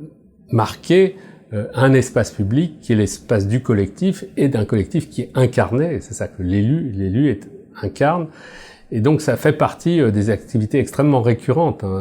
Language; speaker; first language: French; native; French